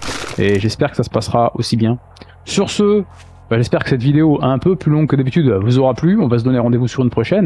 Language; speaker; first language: French; native; French